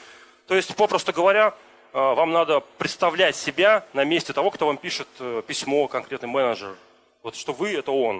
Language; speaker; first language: Russian; native; Russian